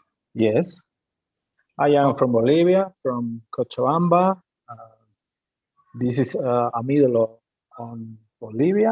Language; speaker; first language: English; non-native, learner; Spanish